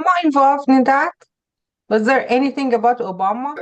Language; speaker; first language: English; non-native, fluent; Persian